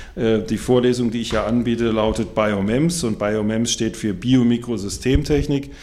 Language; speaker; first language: German; native; German